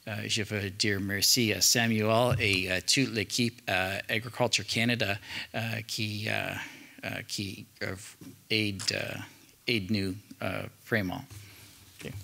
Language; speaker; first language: French; non-native, learner; English